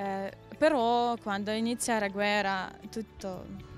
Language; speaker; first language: Italian; non-native, learner; Ukrainian